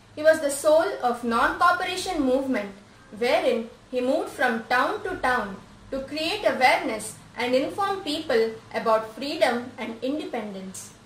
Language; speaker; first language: English; non-native, local second language; Konkani